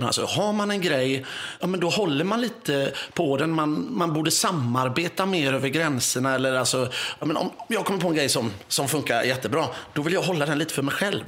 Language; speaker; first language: Swedish; native; Swedish